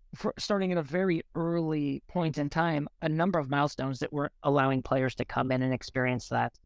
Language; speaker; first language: English; native; English